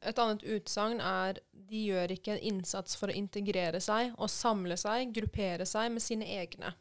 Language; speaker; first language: Norwegian; early bilingual, other home language; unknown